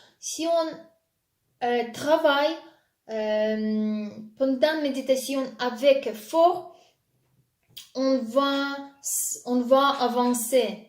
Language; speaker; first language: French; non-native, fluent; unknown